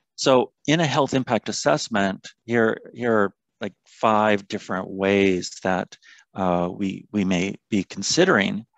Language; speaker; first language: English; native; English